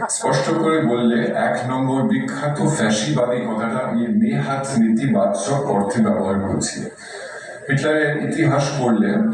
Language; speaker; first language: Bangla; non-native, fluent; German